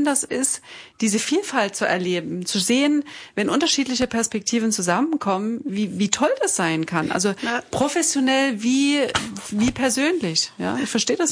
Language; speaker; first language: German; native; German